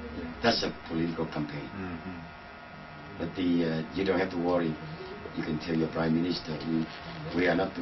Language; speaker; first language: English; non-native, learner; Vietnamese